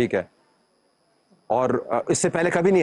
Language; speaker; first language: Urdu; native; Urdu